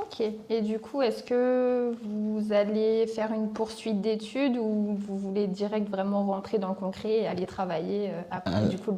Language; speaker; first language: French; native; French